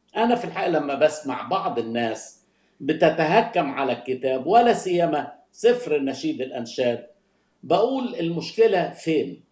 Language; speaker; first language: Arabic; native; Arabic